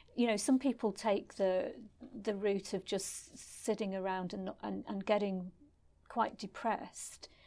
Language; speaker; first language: English; native; English